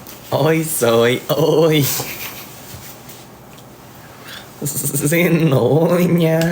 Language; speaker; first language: Vietnamese; non-native, learner; Korean